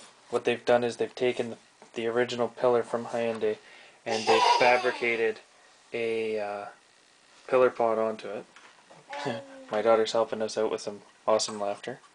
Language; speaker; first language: English; native; English